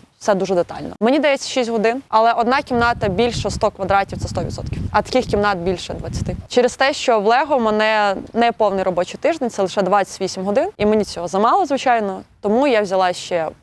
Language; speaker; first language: Ukrainian; native; Ukrainian